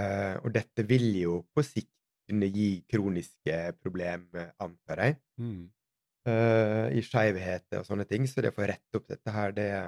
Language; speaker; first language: Norwegian; native; Norwegian